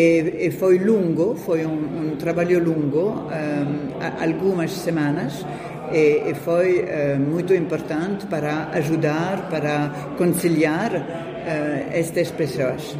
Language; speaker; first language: Portuguese; non-native, fluent; French